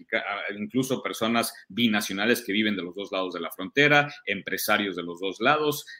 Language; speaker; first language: Spanish; early bilingual, heritage; German